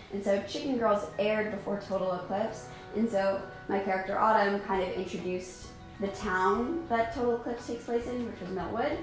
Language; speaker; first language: English; native; English